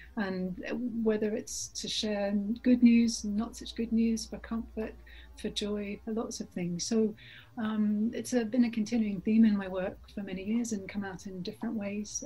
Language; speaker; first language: English; native; English